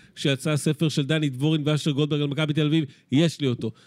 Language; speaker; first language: Hebrew; early bilingual, other home language; Spanish